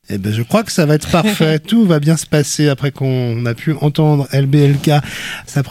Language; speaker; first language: French; native; French